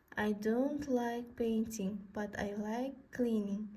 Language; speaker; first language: English; non-native, learner; Kazakh